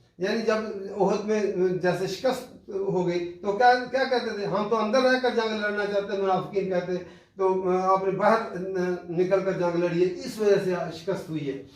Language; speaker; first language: Urdu; non-native, local second language; Punjabi